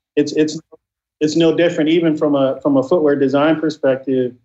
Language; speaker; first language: English; native; English